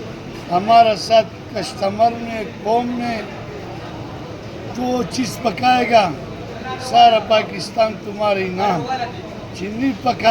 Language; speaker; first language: Hindi; non-native, local second language; Pashto